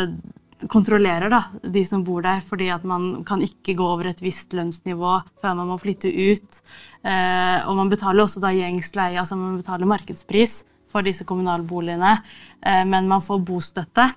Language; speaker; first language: Norwegian; native; Norwegian